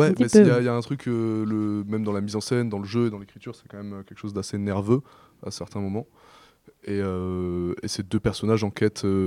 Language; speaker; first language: French; native; French